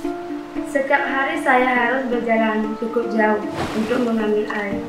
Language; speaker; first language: Indonesian; non-native, local second language; Balinese